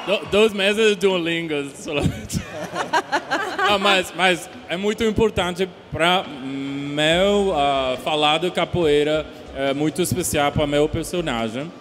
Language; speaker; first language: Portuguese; non-native, learner; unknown